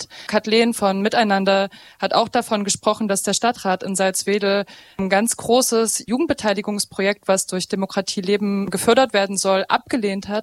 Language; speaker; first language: German; native; German